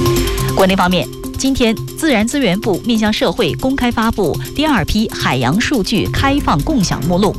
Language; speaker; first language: Chinese; native; Chinese